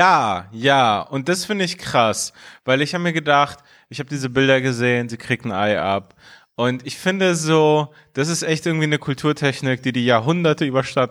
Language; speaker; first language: German; early bilingual, other home language; Persian